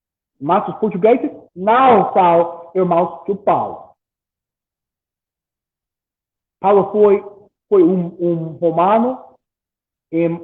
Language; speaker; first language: Portuguese; non-native, learner; English